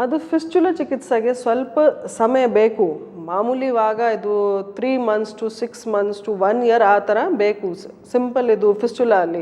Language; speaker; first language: Kannada; non-native, learner; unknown